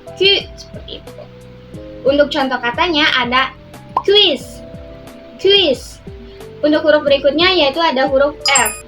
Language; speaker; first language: Indonesian; native; Indonesian